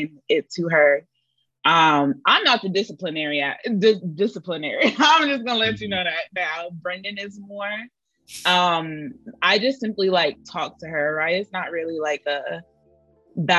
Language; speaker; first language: English; native; English